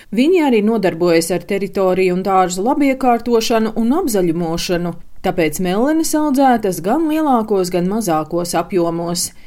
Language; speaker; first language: Latvian; native; Latvian